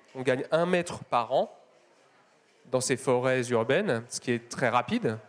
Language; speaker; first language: French; native; French